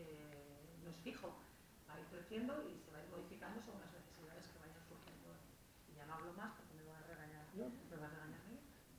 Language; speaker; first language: Spanish; native; Spanish